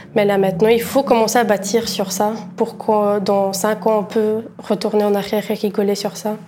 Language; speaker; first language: French; early bilingual, other home language; Bulgarian